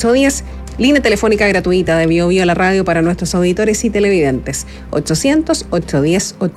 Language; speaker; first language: Spanish; native; Spanish